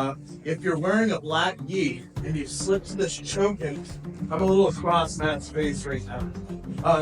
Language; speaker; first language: English; native; English